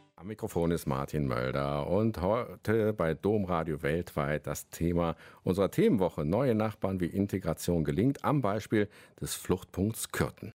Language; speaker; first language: German; native; German